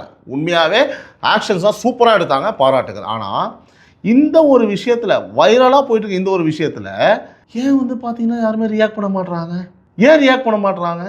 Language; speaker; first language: Tamil; native; Tamil